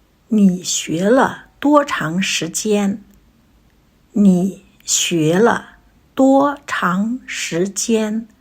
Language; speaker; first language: Chinese; non-native, fluent; Kazakh